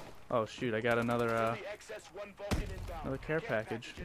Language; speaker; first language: English; native; English